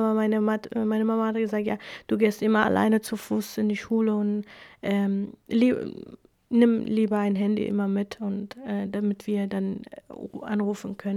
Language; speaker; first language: German; early bilingual, other home language; Kurdish